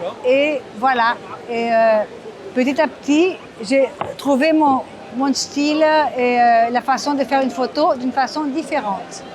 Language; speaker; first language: French; non-native, fluent; Portuguese